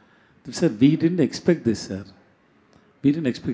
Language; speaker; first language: Telugu; non-native, learner; Tamil